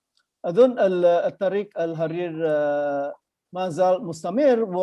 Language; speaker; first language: Arabic; non-native, fluent; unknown